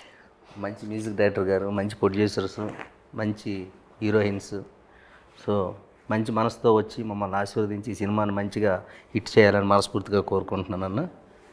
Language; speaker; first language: Telugu; native; Telugu